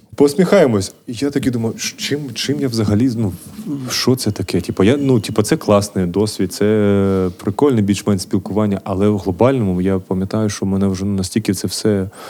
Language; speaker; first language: Ukrainian; native; Ukrainian